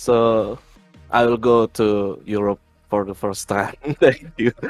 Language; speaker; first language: English; non-native, learner; Indonesian